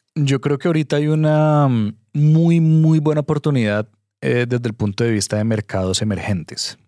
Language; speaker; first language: Spanish; native; Spanish